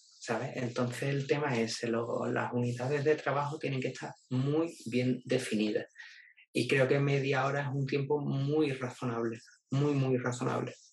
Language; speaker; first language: Spanish; native; Spanish